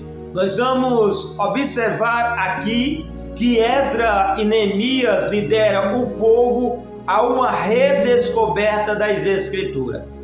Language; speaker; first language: Portuguese; native; Portuguese